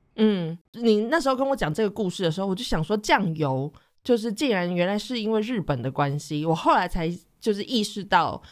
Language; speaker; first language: Chinese; native; Chinese